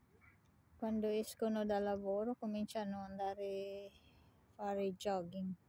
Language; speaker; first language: Italian; non-native, fluent; Filipino